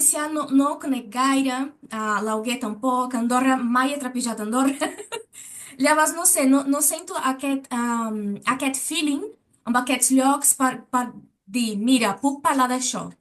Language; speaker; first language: Catalan; non-native, learner; Portuguese